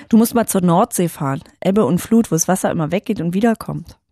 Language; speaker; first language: German; native; German